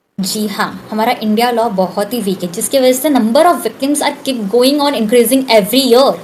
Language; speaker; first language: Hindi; non-native, local second language; Bangla